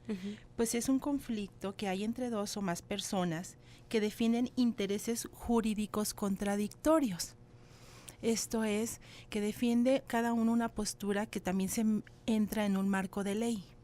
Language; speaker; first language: Spanish; native; Spanish